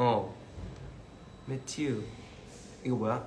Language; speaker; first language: Korean; early bilingual, heritage; Korean